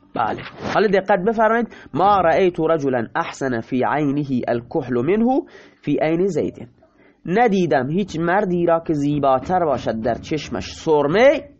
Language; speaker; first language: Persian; non-native, local second language; Baluchi